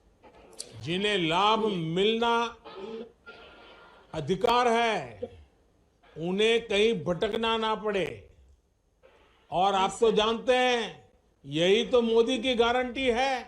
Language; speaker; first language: Hindi; non-native, local second language; Gujarati